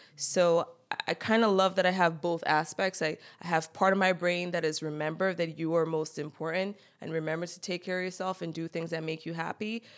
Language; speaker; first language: English; native; English